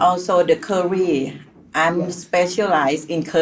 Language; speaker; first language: English; non-native, learner; Thai